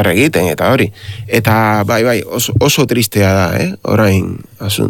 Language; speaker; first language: Basque; non-native, learner; Spanish